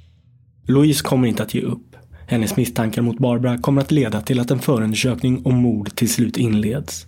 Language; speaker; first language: Swedish; native; Swedish